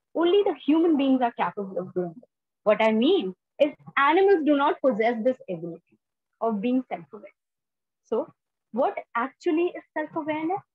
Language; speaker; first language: English; non-native, local second language; Hindi